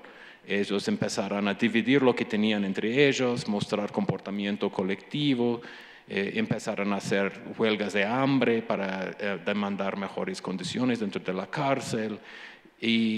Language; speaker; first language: Spanish; non-native, fluent; English